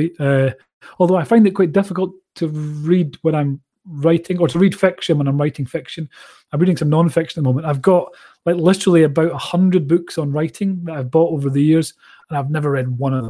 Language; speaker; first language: English; native; English